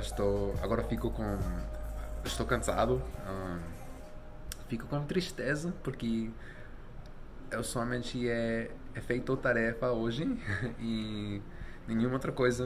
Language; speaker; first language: Portuguese; non-native, learner; Spanish